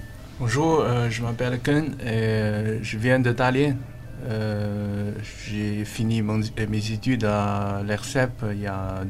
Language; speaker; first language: French; non-native, learner; Chinese